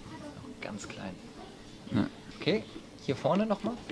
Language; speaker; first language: German; native; German